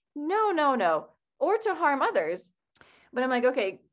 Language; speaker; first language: English; early bilingual, other home language; Persian